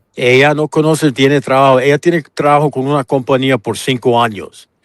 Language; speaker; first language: Spanish; non-native, learner; English